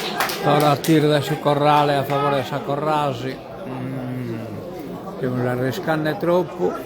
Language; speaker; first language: Italian; native; Italian